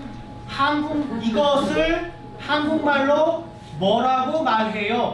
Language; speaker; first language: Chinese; non-native, fluent; Korean